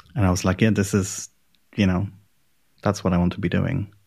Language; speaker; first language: English; non-native, fluent; Polish